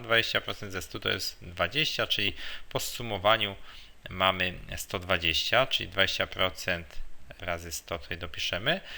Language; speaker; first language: Polish; native; Polish